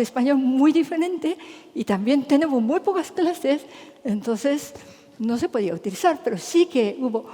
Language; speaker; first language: Spanish; non-native, fluent; Japanese